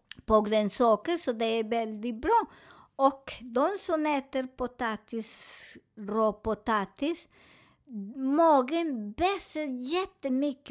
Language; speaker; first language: Swedish; non-native, learner; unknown